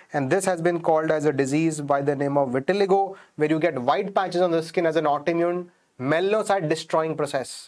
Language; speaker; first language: English; non-native, local second language; Hindi